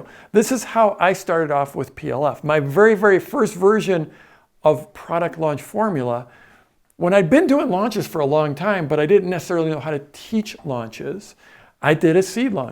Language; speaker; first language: English; native; English